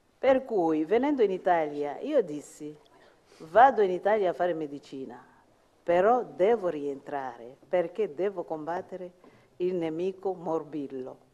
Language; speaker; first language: Italian; non-native, fluent; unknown